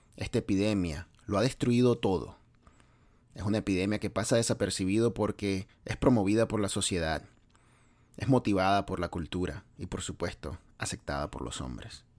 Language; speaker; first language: Spanish; native; Spanish